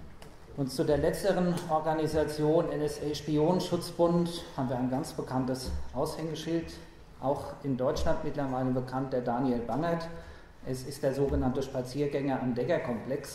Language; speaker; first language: German; native; German